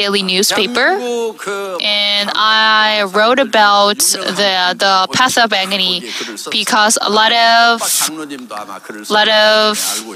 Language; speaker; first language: English; non-native, fluent; Korean